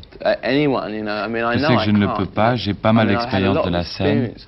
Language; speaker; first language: French; native; French